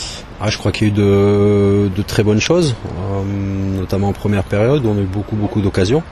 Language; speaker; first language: French; native; French